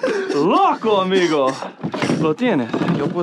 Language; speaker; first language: Spanish; non-native, learner; English